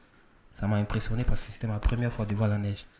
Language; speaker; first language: French; non-native, learner; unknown